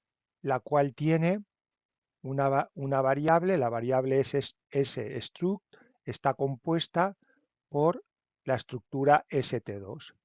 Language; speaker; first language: Spanish; native; Spanish